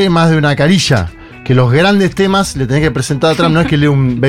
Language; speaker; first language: Spanish; native; Spanish